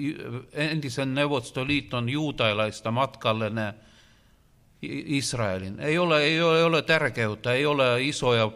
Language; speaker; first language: Finnish; non-native, learner; Russian